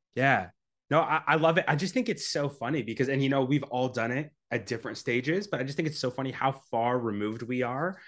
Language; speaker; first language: English; native; English